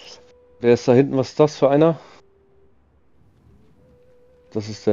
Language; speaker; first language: German; native; German